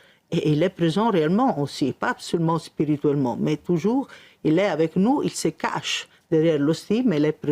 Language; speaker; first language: French; non-native, fluent; Italian